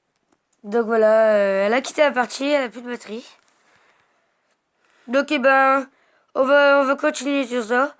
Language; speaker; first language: French; native; French